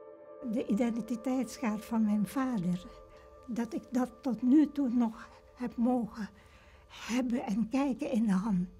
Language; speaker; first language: Dutch; early bilingual, other home language; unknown